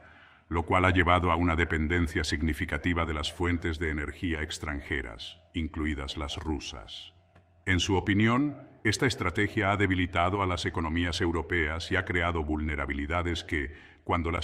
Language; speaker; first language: Spanish; native; Spanish